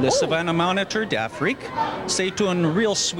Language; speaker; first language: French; non-native, learner; English